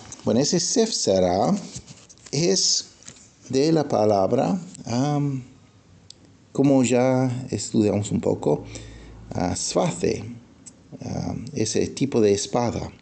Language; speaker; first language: Spanish; non-native, fluent; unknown